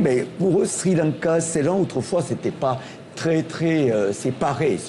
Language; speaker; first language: French; non-native, local second language; Tamil